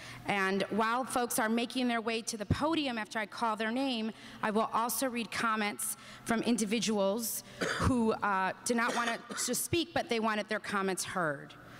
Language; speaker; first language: English; native; English